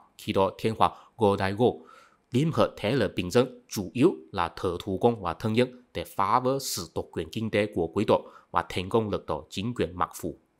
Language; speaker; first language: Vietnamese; non-native, fluent; Chinese